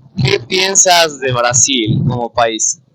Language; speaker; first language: Spanish; non-native, fluent; Portuguese